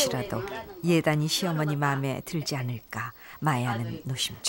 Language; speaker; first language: Korean; native; Korean